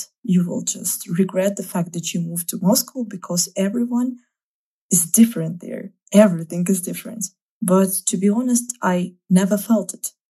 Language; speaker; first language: English; non-native, fluent; Russian